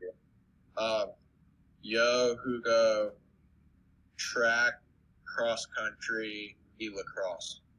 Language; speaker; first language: Spanish; non-native, learner; English